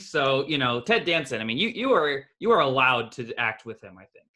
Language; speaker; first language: English; native; English